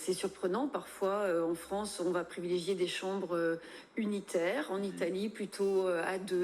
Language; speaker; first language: French; native; French